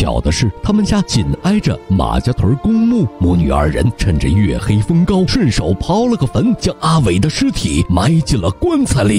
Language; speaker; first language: Chinese; native; Chinese